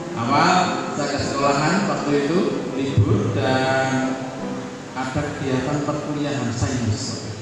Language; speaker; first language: Indonesian; native; Indonesian